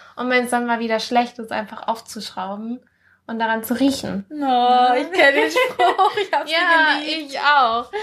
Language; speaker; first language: German; early bilingual, other home language; Spanish